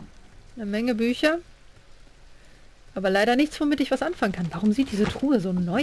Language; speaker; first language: German; native; German